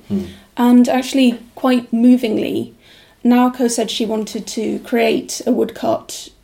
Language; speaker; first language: English; native; English